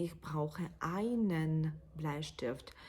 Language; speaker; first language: German; non-native, fluent; Ukrainian